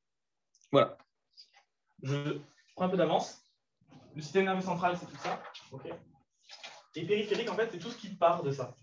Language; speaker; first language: French; native; French